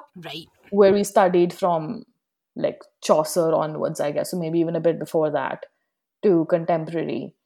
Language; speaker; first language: English; non-native, local second language; Hindi